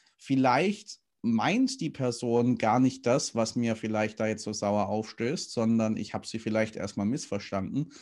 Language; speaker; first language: German; native; German